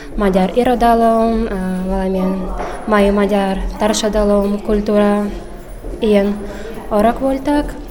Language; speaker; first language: Hungarian; non-native, learner; Udmurt